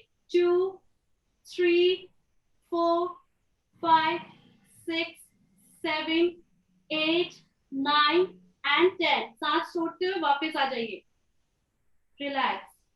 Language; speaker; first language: Hindi; native; Hindi